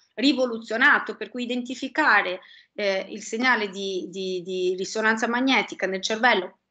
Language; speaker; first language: Italian; native; Italian